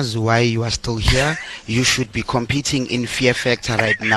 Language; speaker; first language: English; non-native, local second language; Zulu